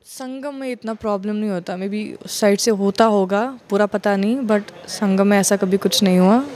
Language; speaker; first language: Hindi; non-native, local second language; Kashmiri